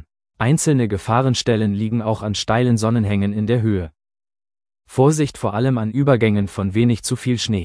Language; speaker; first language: German; native; German